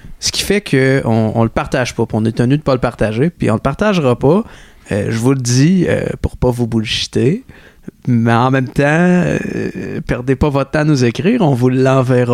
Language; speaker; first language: French; native; French